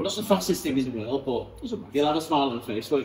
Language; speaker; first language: English; native; English